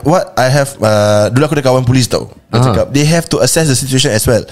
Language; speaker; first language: English; non-native, local second language; Malay